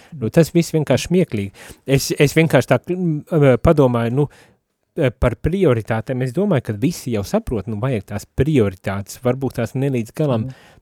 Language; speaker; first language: Latvian; native; Latvian